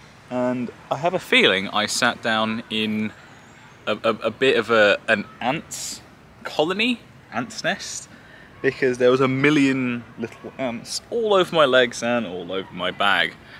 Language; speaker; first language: English; native; English